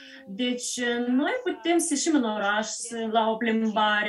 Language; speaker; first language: Romanian; early bilingual, heritage; Romanian